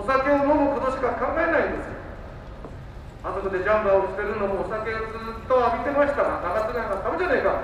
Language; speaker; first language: Japanese; native; Japanese